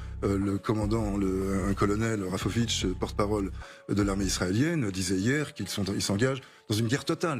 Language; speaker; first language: French; native; French